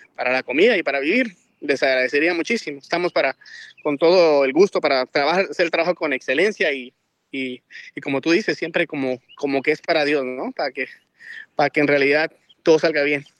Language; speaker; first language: Spanish; native; Spanish